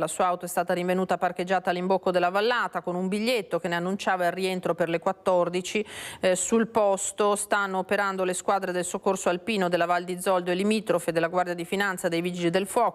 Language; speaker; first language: Italian; native; Italian